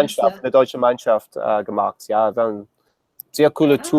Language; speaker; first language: German; non-native, learner; English